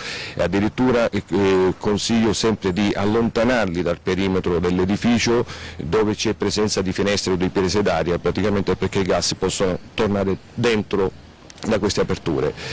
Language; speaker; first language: Italian; native; Italian